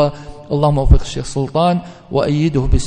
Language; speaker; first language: Arabic; native; Arabic